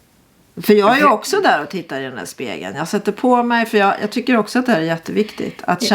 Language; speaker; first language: Swedish; native; Swedish